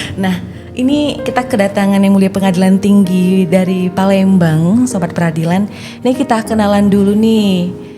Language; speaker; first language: Indonesian; native; Indonesian